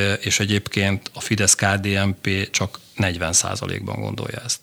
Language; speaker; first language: Hungarian; native; Hungarian